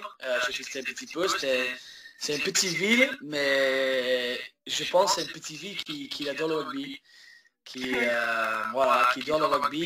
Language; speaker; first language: French; early bilingual, heritage; English